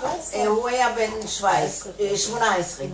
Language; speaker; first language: Hebrew; non-native, fluent; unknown